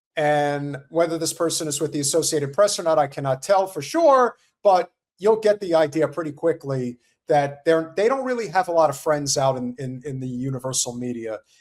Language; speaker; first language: English; native; English